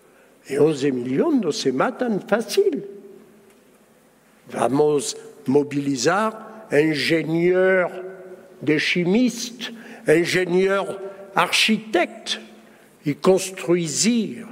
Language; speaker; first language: Spanish; early bilingual, heritage; Spanish